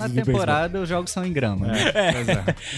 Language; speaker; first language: Portuguese; native; Portuguese